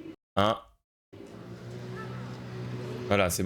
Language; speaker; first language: French; native; French